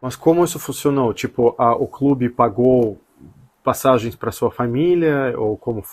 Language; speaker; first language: Portuguese; non-native, fluent; Russian